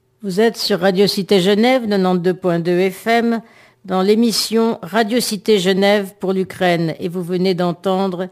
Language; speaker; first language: French; native; French